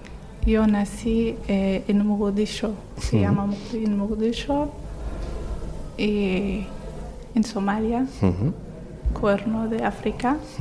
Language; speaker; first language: Spanish; non-native, learner; Somali